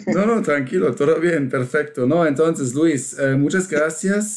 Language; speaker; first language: Spanish; non-native, fluent; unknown